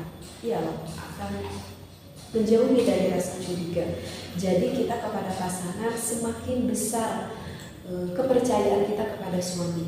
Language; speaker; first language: Indonesian; native; Indonesian